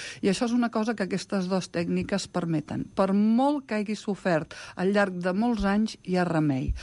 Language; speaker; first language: Catalan; non-native, local second language; Spanish